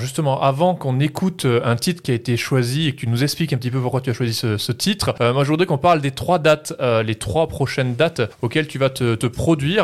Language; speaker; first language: French; native; French